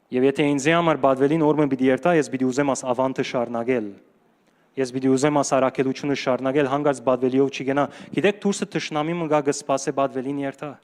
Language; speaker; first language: Armenian; early bilingual, heritage; Armenian